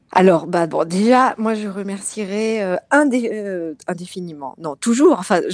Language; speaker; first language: French; native; French